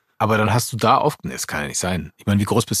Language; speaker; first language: German; native; German